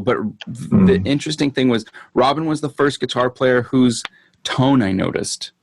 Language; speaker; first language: English; native; English